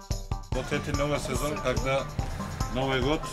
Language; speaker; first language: Russian; non-native, learner; Turkish